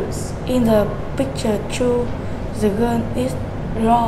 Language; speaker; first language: English; non-native, learner; Vietnamese